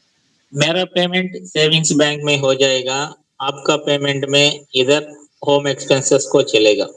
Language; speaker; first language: Hindi; non-native, local second language; Telugu